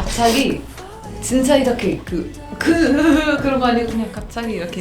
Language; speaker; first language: Korean; non-native, fluent; Portuguese